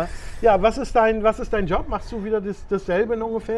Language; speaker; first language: German; native; German